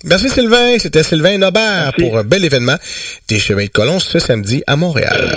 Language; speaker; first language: French; native; French